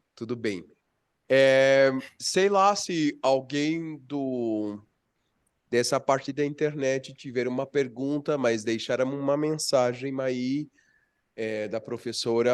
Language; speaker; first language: Portuguese; non-native, fluent; Spanish